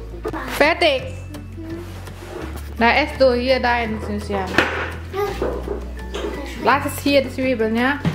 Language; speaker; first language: German; non-native, learner; Indonesian